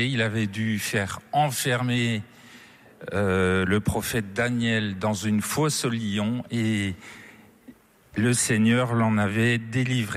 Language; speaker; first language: French; native; French